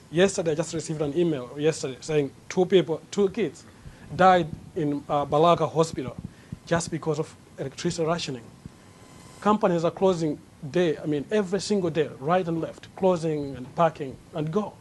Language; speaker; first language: English; non-native, local second language; Nyanja